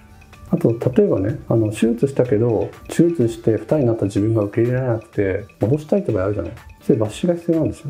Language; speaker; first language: Japanese; native; Japanese